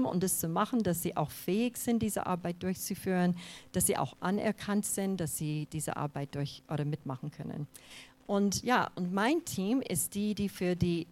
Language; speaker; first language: German; non-native, fluent; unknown